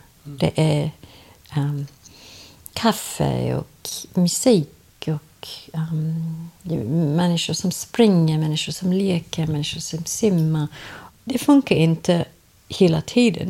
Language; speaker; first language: Swedish; non-native, fluent; English